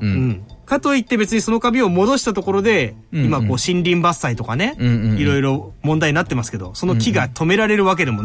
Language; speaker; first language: Japanese; native; Japanese